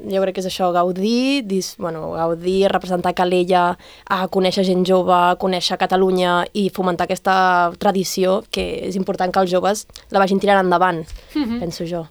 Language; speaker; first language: Catalan; native; Catalan